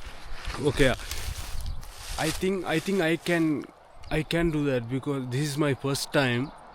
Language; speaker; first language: English; non-native, learner; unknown